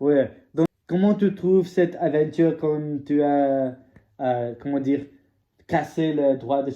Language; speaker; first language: French; non-native, learner; English